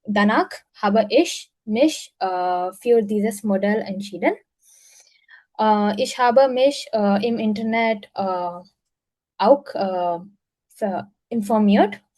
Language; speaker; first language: German; non-native, learner; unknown